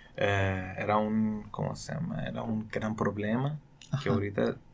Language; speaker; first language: Spanish; non-native, learner; Persian